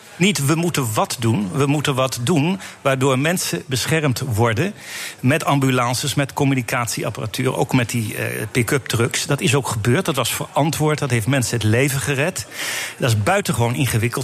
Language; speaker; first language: Dutch; native; Dutch